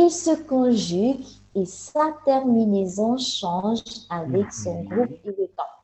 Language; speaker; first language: French; non-native, fluent; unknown